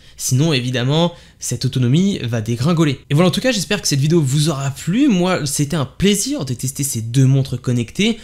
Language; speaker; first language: French; native; French